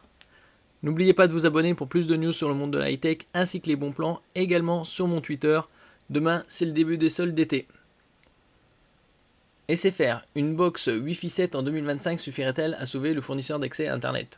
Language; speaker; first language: French; native; French